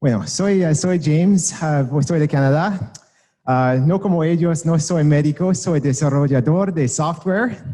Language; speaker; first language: Spanish; non-native, learner; English